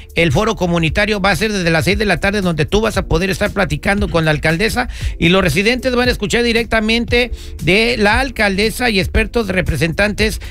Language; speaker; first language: Spanish; native; Spanish